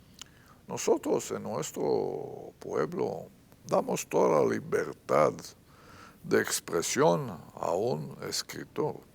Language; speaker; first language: Spanish; non-native, fluent; Hebrew